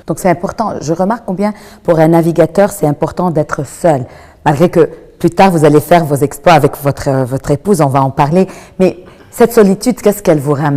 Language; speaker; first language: French; non-native, local second language; Arabic